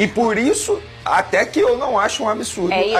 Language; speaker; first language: Portuguese; native; Portuguese